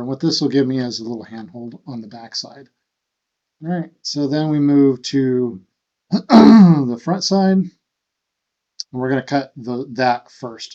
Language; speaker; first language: English; native; English